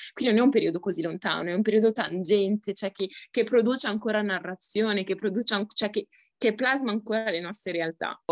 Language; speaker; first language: Italian; early bilingual, other home language; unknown